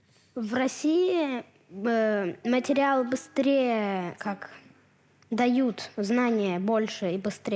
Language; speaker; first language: Russian; early bilingual, heritage; Russian